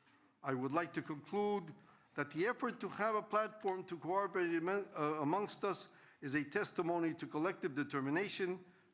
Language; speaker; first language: English; non-native, fluent; Spanish